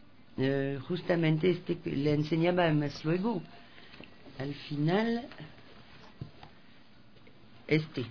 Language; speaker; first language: Spanish; non-native, fluent; French